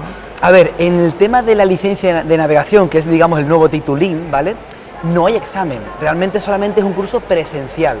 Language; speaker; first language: Spanish; native; Spanish